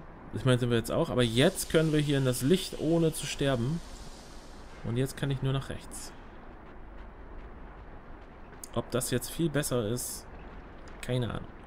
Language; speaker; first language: German; native; German